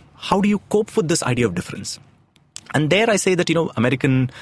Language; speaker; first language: English; non-native, local second language; Tamil